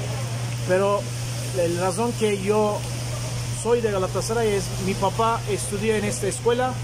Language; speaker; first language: Spanish; non-native, fluent; Turkish